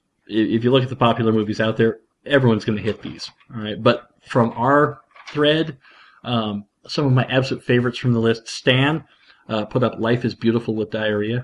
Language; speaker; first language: English; native; English